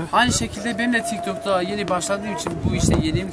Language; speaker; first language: Turkish; non-native, local second language; Kurdish